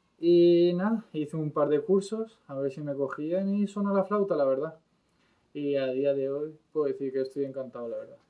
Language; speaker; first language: Spanish; early bilingual, other home language; French